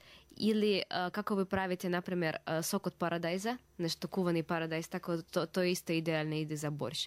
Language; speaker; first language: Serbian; non-native, fluent; Russian